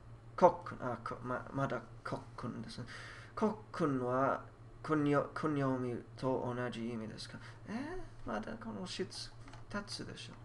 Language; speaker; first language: Japanese; non-native, learner; English